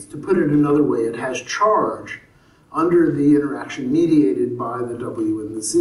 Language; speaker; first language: English; native; English